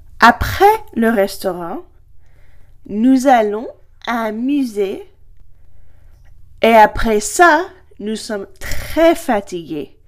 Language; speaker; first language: French; non-native, fluent; English